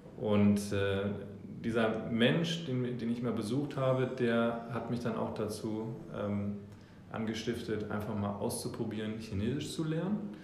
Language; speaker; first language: German; early bilingual, other home language; English